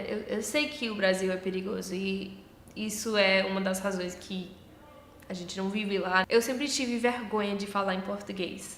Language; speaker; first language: Portuguese; early bilingual, heritage; English